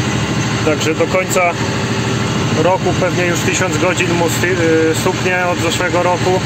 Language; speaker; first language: Polish; native; Polish